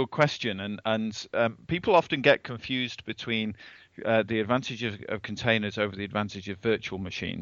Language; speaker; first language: English; native; English